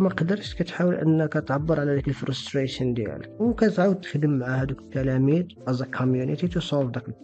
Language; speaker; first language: Arabic; native; Arabic